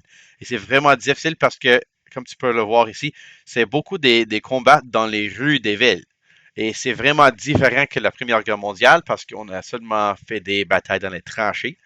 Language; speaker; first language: French; non-native, local second language; English